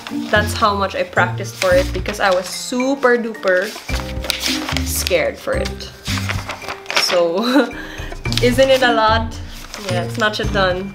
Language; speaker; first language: English; non-native, local second language; Filipino